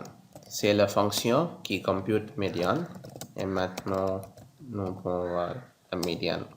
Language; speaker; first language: French; non-native, learner; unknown